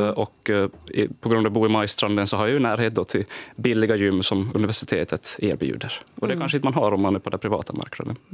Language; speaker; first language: Swedish; native; Swedish